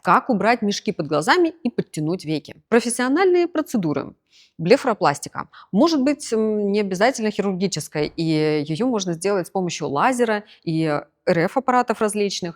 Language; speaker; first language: Russian; native; Russian